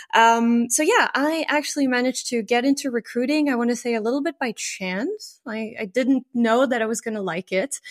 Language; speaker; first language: English; non-native, fluent; French